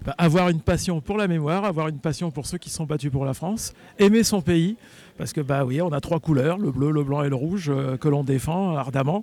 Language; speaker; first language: French; native; French